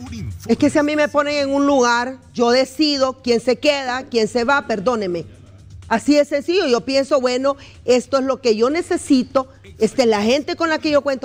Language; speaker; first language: Spanish; native; Spanish